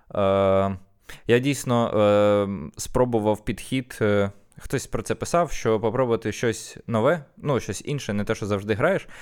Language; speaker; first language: Ukrainian; native; Ukrainian